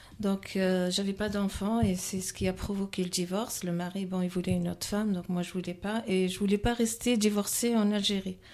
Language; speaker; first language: French; non-native, local second language; Kabyle